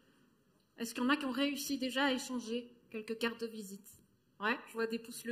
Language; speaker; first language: French; native; French